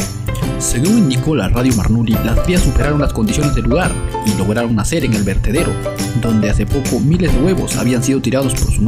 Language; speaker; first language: Spanish; native; Spanish